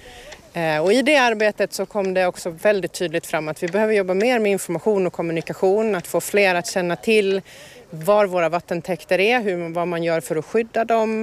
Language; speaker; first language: Swedish; native; Swedish